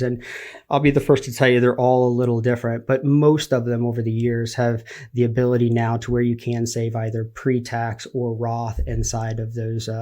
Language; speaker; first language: English; native; English